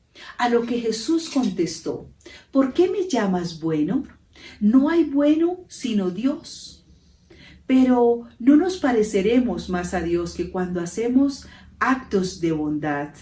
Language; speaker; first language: Spanish; native; Spanish